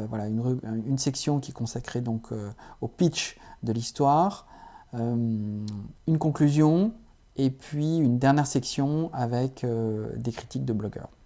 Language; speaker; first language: French; native; French